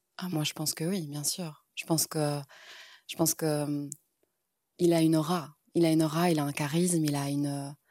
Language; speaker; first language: French; native; French